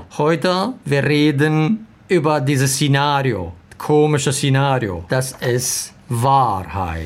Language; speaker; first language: German; non-native, learner; Arabic